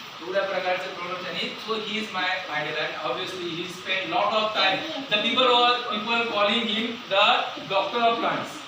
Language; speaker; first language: English; non-native, local second language; Marathi